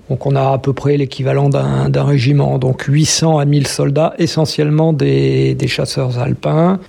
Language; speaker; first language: French; native; French